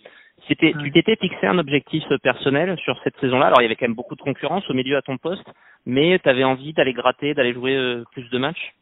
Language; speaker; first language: French; native; French